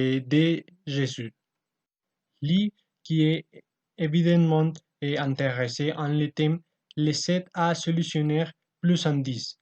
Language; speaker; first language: French; non-native, learner; Spanish